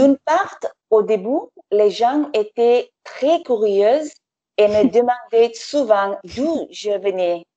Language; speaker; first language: French; non-native, fluent; English